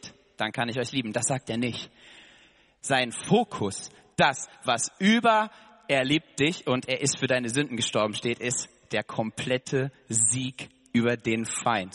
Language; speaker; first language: German; native; German